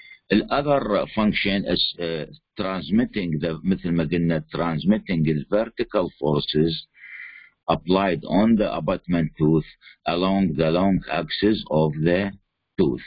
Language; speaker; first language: English; non-native, fluent; Arabic